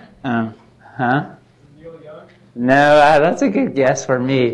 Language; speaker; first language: English; native; English